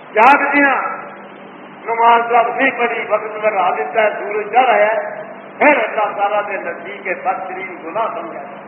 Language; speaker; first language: Urdu; non-native, local second language; Punjabi